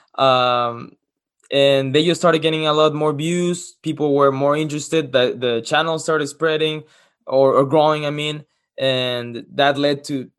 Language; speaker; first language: English; non-native, fluent; Spanish